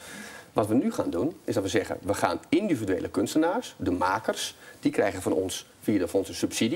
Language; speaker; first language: Dutch; native; Dutch